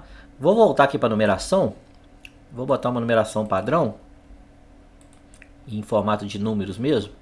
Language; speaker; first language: Portuguese; native; Portuguese